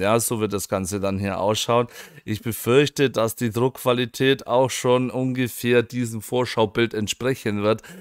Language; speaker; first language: German; native; German